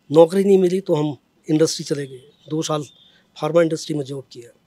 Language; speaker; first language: Hindi; native; Hindi